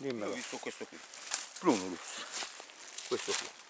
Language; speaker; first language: Italian; native; Italian